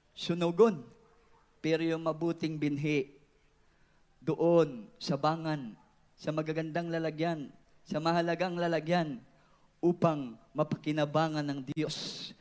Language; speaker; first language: Filipino; non-native, local second language; Cebuano